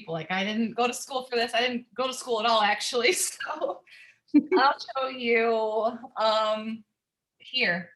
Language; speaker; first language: English; native; English